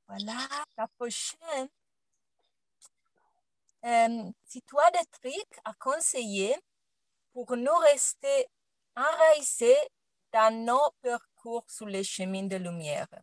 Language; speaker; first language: French; non-native, learner; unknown